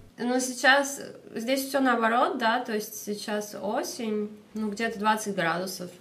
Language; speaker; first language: Russian; native; Russian